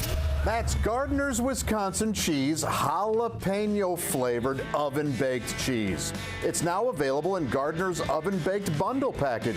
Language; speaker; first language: English; native; English